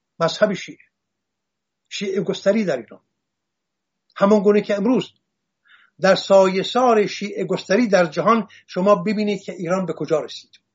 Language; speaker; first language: Persian; non-native, local second language; Assyrian Neo-Aramaic